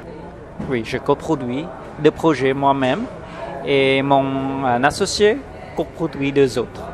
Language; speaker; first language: French; non-native, fluent; Khmer